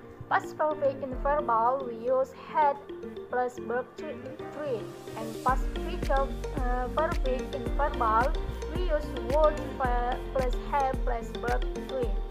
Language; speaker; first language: English; non-native, learner; Indonesian